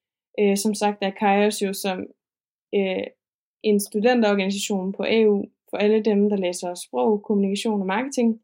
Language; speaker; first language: Danish; native; Danish